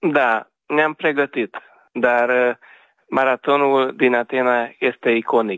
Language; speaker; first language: Romanian; early bilingual, heritage; Romanian